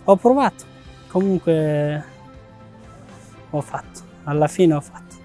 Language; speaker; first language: Italian; non-native, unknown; Persian